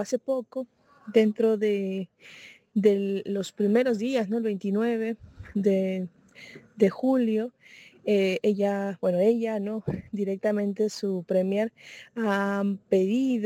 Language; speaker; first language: Spanish; native; Spanish